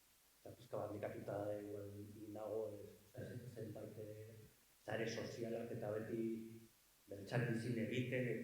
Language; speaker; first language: Basque; non-native, local second language; Spanish